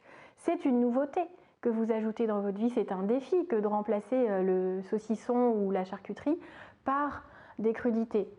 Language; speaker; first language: French; native; French